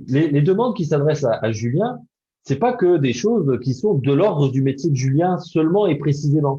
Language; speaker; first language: French; native; French